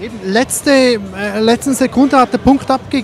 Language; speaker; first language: German; native; German